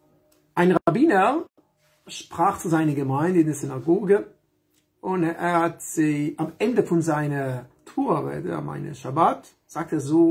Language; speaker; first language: German; non-native, fluent; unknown